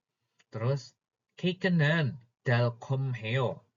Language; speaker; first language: Korean; non-native, fluent; Indonesian